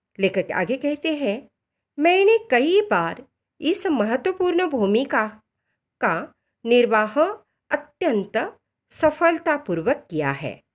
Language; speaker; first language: Hindi; non-native, local second language; Marathi